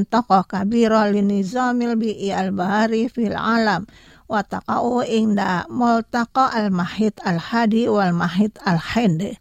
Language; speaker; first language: Arabic; non-native, fluent; Indonesian